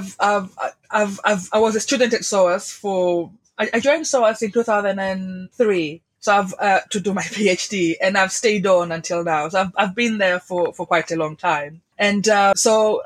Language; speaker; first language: English; non-native, local second language; Swahili